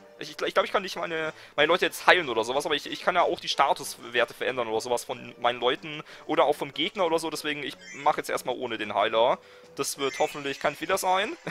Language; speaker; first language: German; native; German